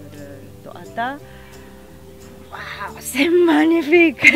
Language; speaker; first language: French; non-native, learner; Japanese